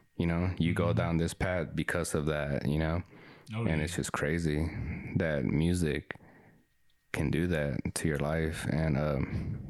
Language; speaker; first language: English; early bilingual, other home language; Spanish